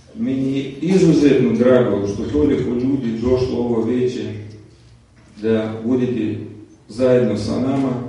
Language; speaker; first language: Serbian; non-native, fluent; Russian